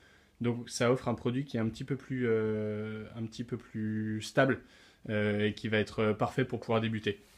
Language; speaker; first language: French; native; French